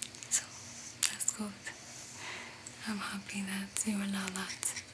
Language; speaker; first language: English; non-native, fluent; Spanish